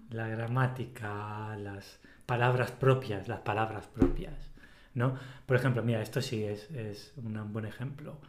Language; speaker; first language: Spanish; native; Spanish